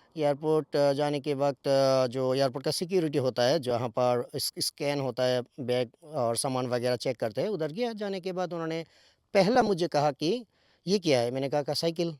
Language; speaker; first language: Urdu; non-native, fluent; Bangla